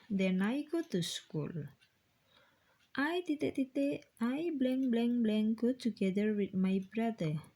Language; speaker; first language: English; non-native, fluent; Indonesian